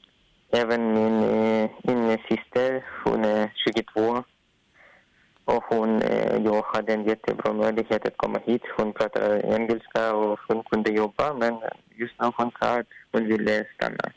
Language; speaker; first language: Swedish; non-native, learner; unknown